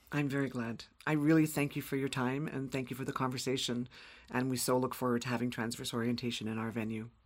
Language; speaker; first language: English; native; English